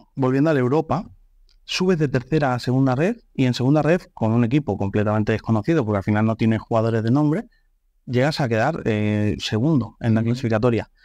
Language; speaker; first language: Spanish; non-native, local second language; Catalan